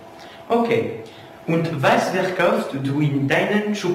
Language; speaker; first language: German; non-native, learner; French